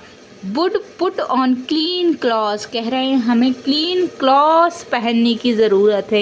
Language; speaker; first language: Hindi; native; Hindi